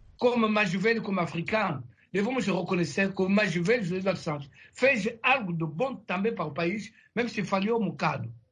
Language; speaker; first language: Portuguese; non-native, fluent; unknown